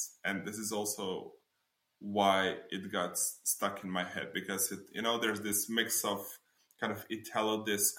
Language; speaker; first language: English; non-native, fluent; Slovenian